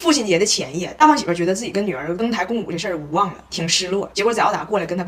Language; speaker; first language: Chinese; native; Chinese